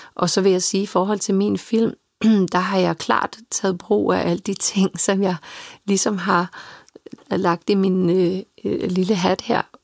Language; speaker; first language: Danish; early bilingual, other home language; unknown